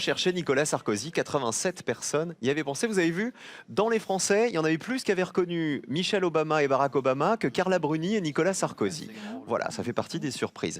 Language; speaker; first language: French; native; French